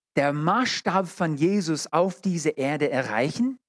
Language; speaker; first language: German; non-native, learner; English